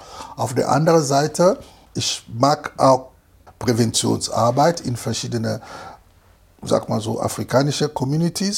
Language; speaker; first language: German; non-native, fluent; Lingala